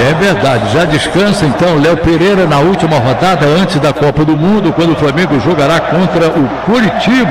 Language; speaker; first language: Portuguese; native; Portuguese